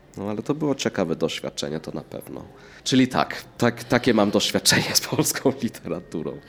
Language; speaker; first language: Polish; early bilingual, heritage; English